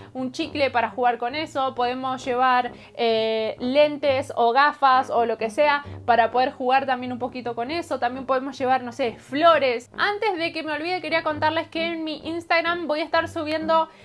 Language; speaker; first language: Spanish; native; Spanish